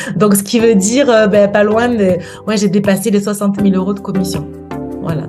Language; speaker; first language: French; native; French